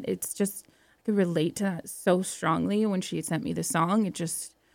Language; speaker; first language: English; native; English